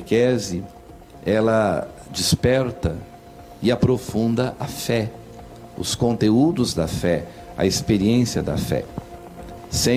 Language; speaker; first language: Portuguese; native; Portuguese